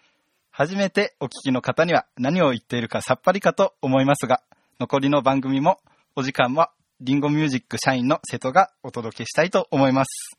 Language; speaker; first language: Japanese; native; Japanese